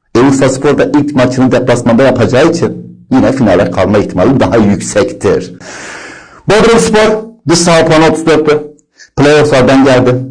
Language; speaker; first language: Turkish; native; Turkish